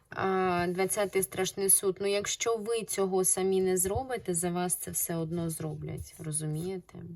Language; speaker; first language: Ukrainian; non-native, local second language; Russian